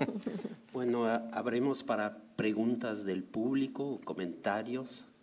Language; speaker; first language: Spanish; non-native, fluent; French